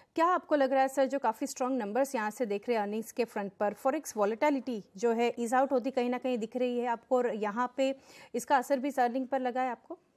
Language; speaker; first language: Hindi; non-native, local second language; Gujarati